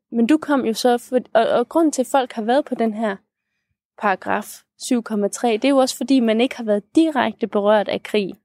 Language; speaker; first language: Danish; native; Danish